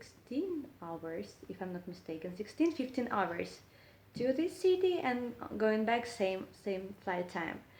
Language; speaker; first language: English; non-native, learner; Russian